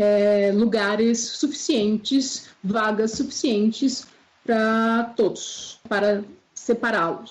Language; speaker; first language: Spanish; non-native, fluent; Portuguese